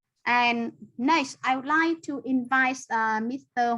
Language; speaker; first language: English; non-native, fluent; Vietnamese